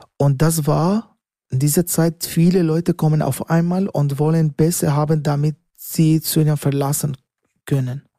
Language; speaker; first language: German; non-native, learner; Arabic